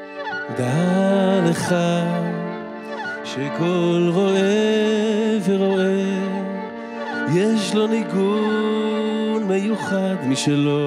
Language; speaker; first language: Hebrew; native; Hebrew